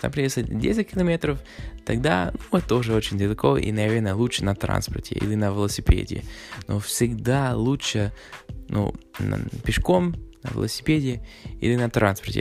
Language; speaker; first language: Russian; non-native, fluent; English